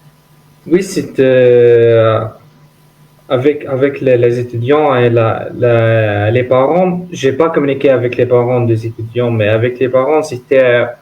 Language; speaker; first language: French; non-native, learner; Arabic